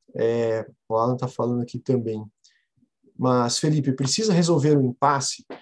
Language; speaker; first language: Portuguese; native; Portuguese